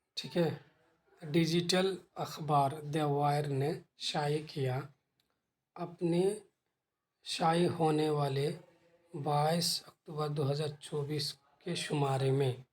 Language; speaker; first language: Urdu; native; Urdu